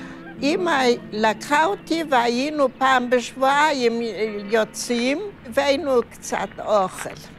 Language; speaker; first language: Hebrew; non-native, fluent; Yiddish